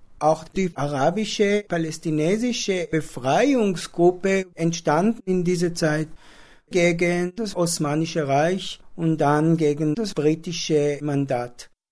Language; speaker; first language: German; non-native, fluent; Hebrew